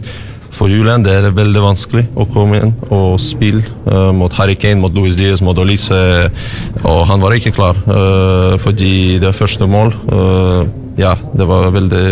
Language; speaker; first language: Norwegian; non-native, learner; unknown